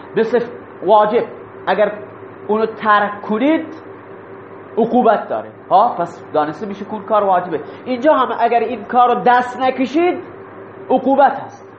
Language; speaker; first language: Persian; non-native, local second language; Baluchi